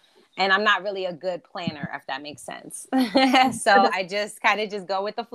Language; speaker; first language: English; non-native, fluent; German